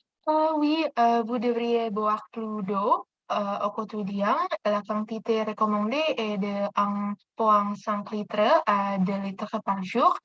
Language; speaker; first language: French; non-native, learner; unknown